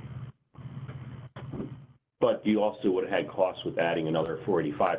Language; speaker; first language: English; native; English